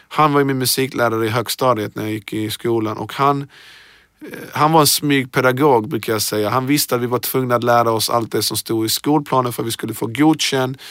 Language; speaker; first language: Swedish; early bilingual, other home language; Persian